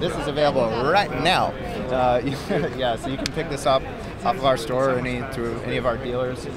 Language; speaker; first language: English; native; English